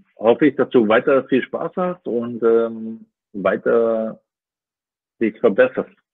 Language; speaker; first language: German; native; German